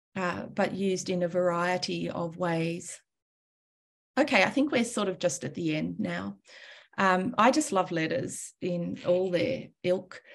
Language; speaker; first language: English; native; English